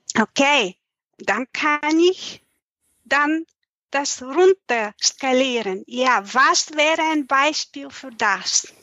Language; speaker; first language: German; non-native, fluent; Bulgarian